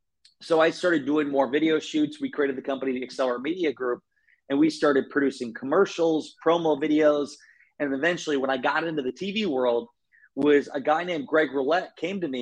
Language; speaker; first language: English; native; English